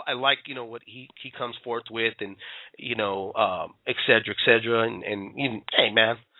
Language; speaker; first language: English; early bilingual, other home language; Spanish